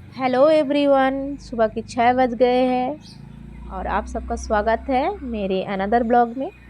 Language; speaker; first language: Hindi; non-native, local second language; Bangla